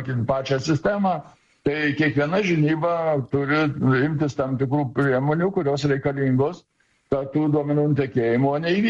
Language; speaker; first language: Lithuanian; native; Lithuanian